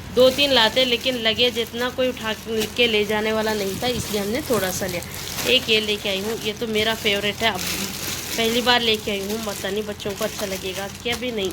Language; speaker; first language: Hindi; non-native, local second language; Urdu